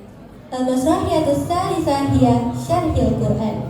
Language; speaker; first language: Arabic; non-native, learner; Indonesian